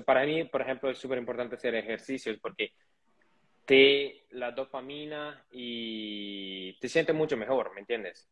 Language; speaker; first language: Spanish; non-native, fluent; Italian